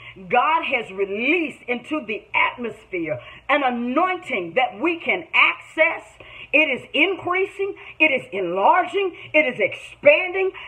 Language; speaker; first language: English; native; English